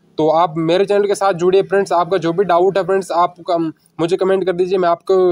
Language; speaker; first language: Hindi; native; Hindi